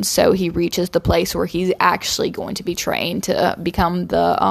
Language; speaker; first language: English; non-native, fluent; Portuguese